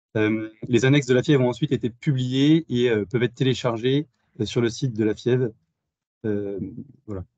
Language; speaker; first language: French; native; French